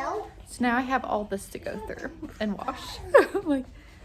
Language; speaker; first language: English; native; English